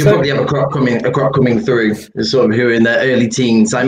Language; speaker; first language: English; native; English